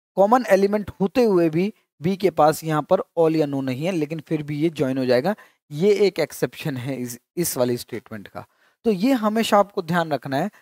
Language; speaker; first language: Hindi; native; Hindi